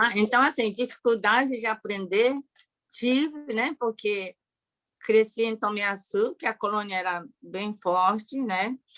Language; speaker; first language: Portuguese; early bilingual, other home language; Japanese